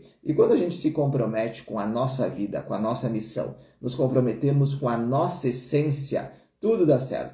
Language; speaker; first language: Portuguese; native; Portuguese